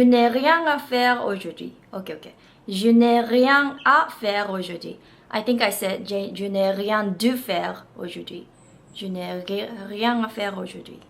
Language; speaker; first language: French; non-native, learner; Japanese